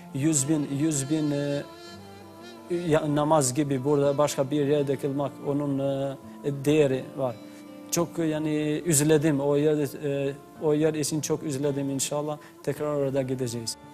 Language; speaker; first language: Turkish; non-native, learner; Albanian